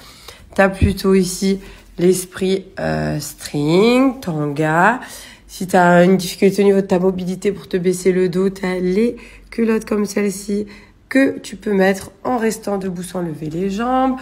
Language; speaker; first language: French; native; French